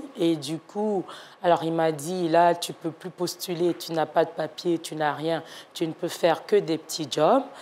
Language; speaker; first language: French; non-native, local second language; Yoruba